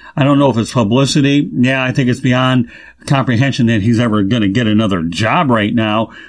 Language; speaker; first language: English; native; English